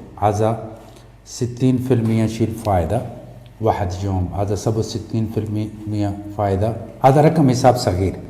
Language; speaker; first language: Arabic; non-native, learner; Urdu